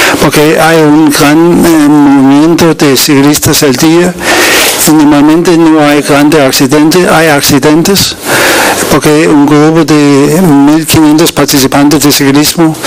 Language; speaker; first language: Spanish; non-native, learner; Danish